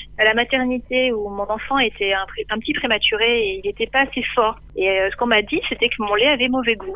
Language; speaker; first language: French; native; French